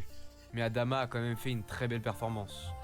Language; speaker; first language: French; native; French